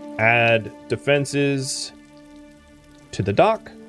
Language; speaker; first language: English; native; English